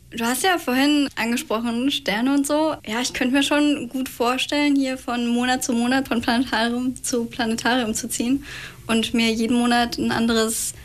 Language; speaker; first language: German; native; German